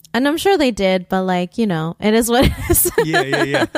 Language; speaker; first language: English; early bilingual, other home language; Spanish